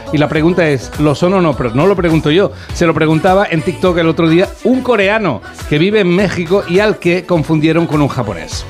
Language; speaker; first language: Spanish; native; Spanish